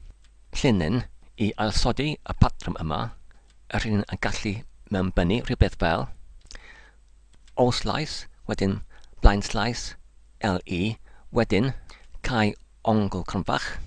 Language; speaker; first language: Welsh; non-native, learner; English